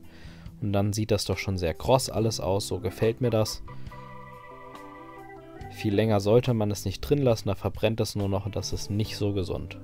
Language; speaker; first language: German; native; German